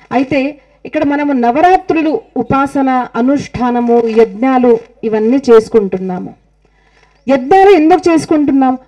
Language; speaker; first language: Telugu; non-native, local second language; Marathi